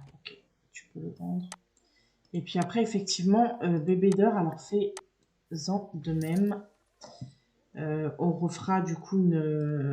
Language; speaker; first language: French; native; French